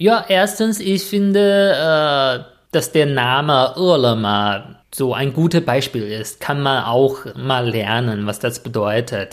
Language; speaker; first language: German; non-native, fluent; Chinese